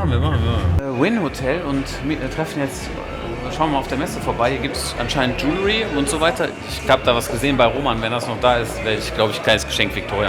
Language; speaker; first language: German; native; German